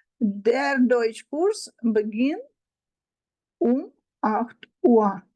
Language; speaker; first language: German; non-native, learner; Ukrainian